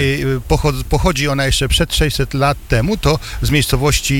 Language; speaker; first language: Polish; non-native, fluent; Arabic